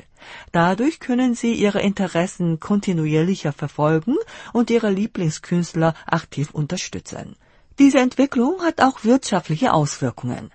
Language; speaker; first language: German; non-native, fluent; Korean